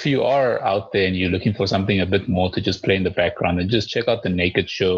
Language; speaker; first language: English; early bilingual, other home language; Spanish